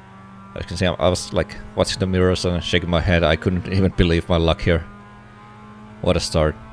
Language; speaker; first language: English; non-native, fluent; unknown